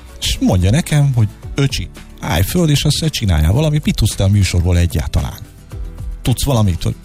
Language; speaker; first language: Hungarian; native; Hungarian